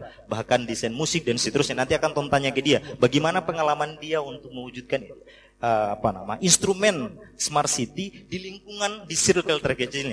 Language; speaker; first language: Indonesian; native; Indonesian